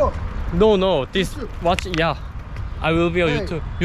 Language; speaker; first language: English; non-native, learner; Korean